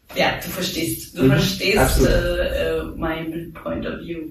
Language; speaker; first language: German; native; German